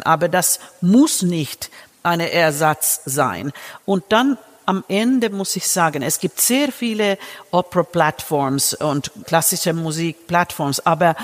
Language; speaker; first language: German; non-native, fluent; Finnish